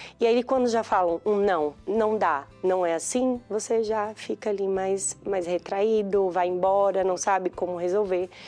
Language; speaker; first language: Portuguese; native; Portuguese